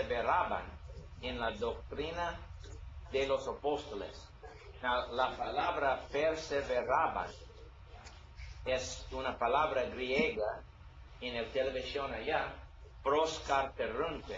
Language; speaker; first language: Spanish; non-native, learner; English